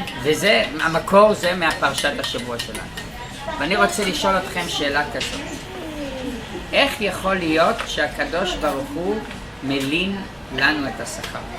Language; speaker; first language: Hebrew; non-native, fluent; English